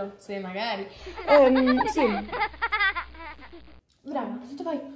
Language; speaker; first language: Italian; native; Italian